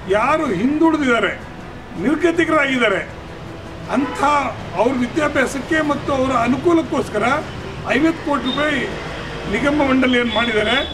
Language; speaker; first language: Kannada; non-native, local second language; Marathi